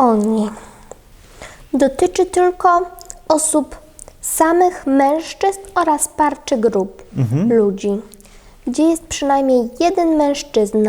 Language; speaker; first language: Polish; non-native, fluent; Ukrainian